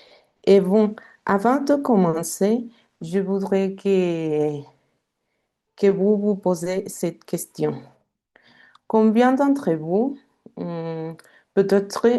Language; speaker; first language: French; non-native, fluent; Spanish